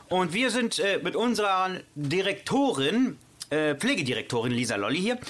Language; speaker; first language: German; early bilingual, other home language; Italian